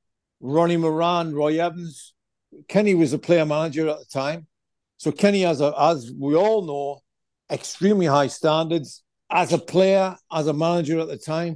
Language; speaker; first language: English; native; English